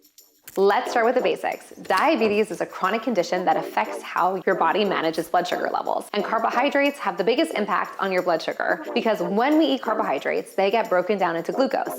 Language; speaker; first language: English; native; English